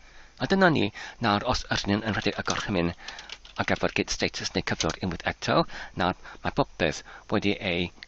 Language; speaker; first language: Welsh; non-native, learner; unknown